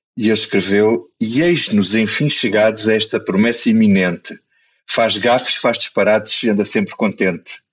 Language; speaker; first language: Portuguese; native; Portuguese